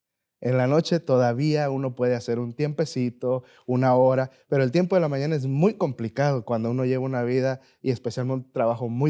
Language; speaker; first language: Spanish; native; Spanish